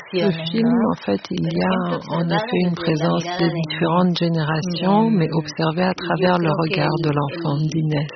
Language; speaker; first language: French; non-native, fluent; Spanish